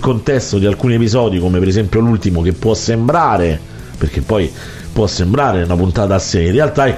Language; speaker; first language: Italian; native; Italian